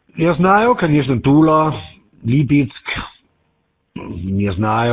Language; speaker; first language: Russian; non-native, learner; German